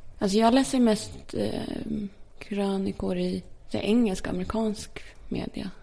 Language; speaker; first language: Swedish; early bilingual, other home language; Polish